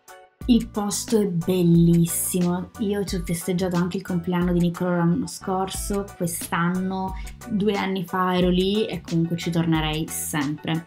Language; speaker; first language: Italian; native; Italian